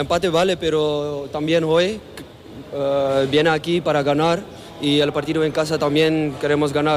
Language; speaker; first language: Spanish; non-native, learner; Papiamento